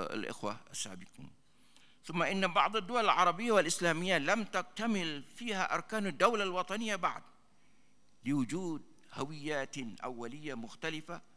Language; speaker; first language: Arabic; non-native, fluent; Malay